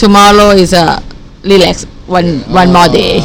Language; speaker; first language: English; non-native, learner; Thai